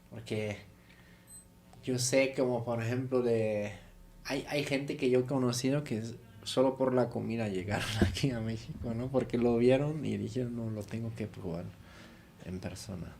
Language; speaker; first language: Spanish; non-native, fluent; German